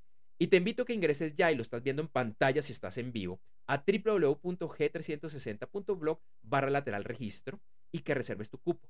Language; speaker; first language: Spanish; native; Spanish